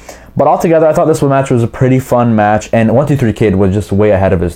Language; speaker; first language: English; native; English